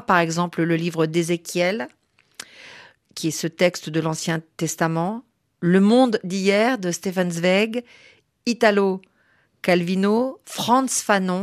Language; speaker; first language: French; native; French